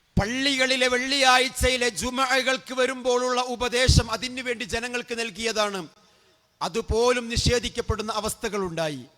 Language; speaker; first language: Malayalam; native; Malayalam